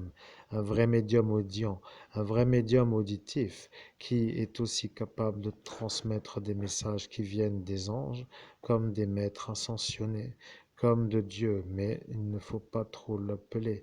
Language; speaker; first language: French; native; French